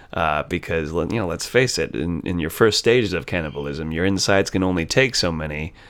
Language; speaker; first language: English; native; English